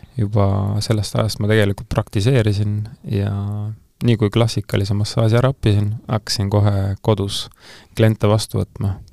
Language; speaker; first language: Estonian; native; Estonian